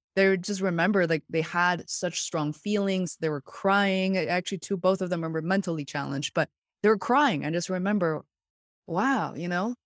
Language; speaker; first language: English; non-native, fluent; Chinese